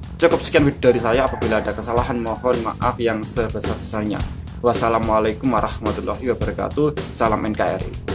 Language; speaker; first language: Indonesian; native; Indonesian